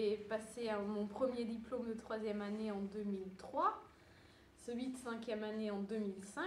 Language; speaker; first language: French; early bilingual, other home language; Dutch